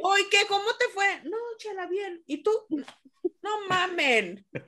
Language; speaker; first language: Spanish; early bilingual, heritage; Spanish